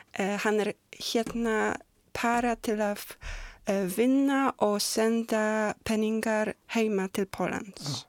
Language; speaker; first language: Icelandic; non-native, learner; Polish